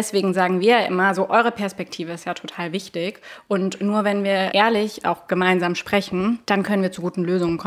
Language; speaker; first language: German; native; German